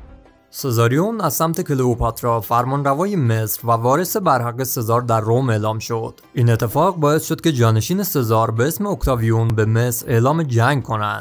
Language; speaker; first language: Persian; native; Persian